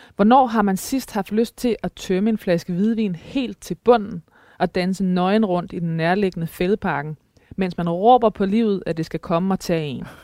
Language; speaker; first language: Danish; native; Danish